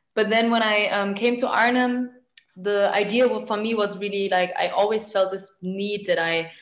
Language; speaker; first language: English; non-native, fluent; German